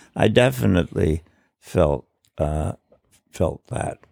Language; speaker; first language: English; native; English